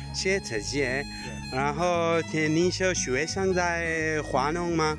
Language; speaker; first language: Chinese; non-native, learner; Pashto